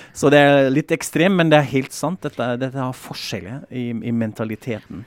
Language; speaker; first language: Norwegian; non-native, fluent; German